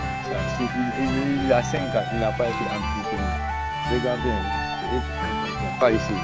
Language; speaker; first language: French; non-native, local second language; Fula